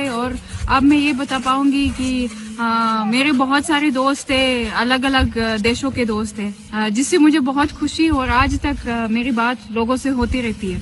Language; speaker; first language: Hindi; non-native, fluent; Russian